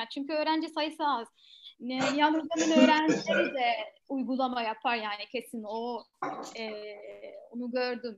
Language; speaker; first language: Turkish; non-native, fluent; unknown